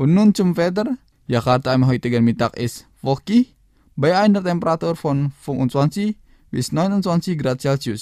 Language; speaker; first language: German; non-native, fluent; Indonesian